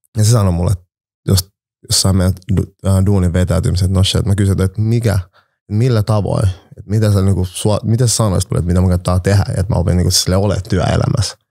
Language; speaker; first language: Finnish; early bilingual, other home language; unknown